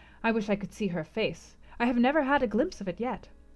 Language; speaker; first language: English; native; English